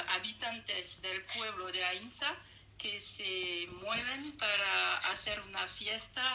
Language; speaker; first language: Spanish; non-native, fluent; French